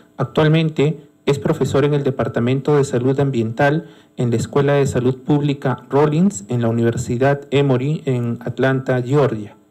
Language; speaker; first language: Spanish; native; Spanish